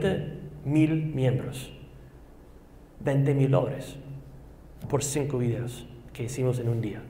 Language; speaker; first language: Spanish; non-native, fluent; English